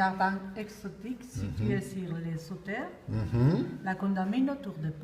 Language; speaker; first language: French; non-native, learner; Spanish